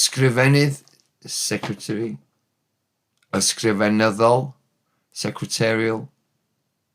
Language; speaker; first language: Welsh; non-native, learner; English